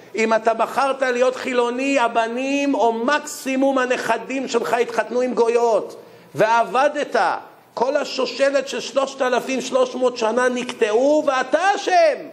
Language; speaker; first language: Hebrew; native; Hebrew